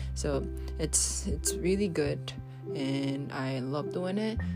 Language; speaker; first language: English; non-native, fluent; Japanese